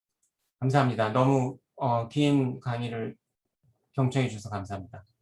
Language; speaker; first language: Korean; native; Korean